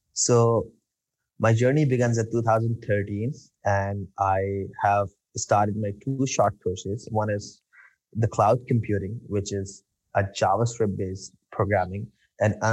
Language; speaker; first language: English; non-native, local second language; Urdu